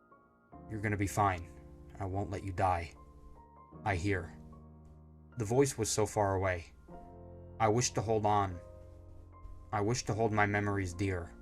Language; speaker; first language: English; native; English